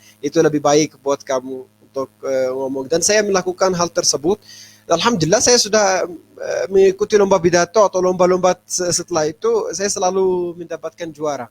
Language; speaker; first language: Indonesian; non-native, fluent; Arabic